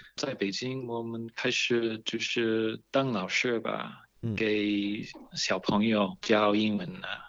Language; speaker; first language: Chinese; non-native, fluent; English